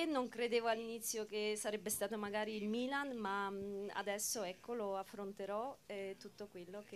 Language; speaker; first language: Italian; non-native, fluent; Polish